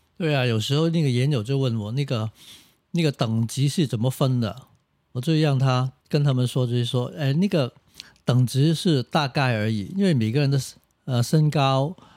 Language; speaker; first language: Chinese; non-native, local second language; Cantonese